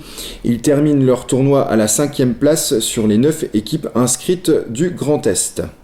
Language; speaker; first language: French; native; French